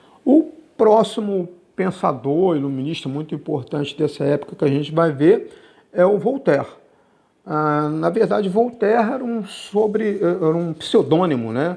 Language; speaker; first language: Portuguese; native; Portuguese